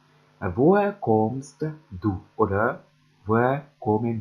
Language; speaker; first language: German; non-native, learner; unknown